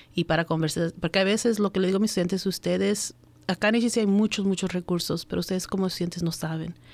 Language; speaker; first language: Spanish; early bilingual, heritage; Spanish